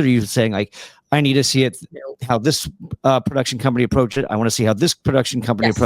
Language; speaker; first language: English; native; English